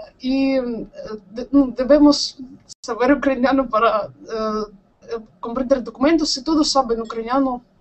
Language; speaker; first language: Spanish; non-native, learner; Russian